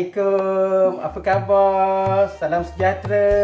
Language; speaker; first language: Malay; native; Malay